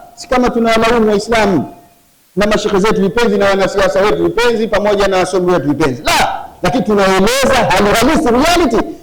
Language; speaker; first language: Swahili; native; Swahili